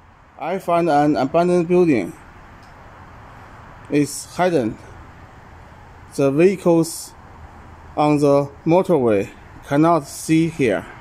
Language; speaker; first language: English; non-native, learner; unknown